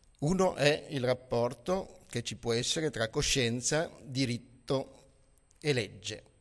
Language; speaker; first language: Italian; native; Italian